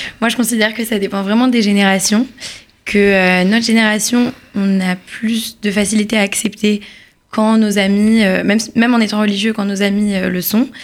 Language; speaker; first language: French; native; French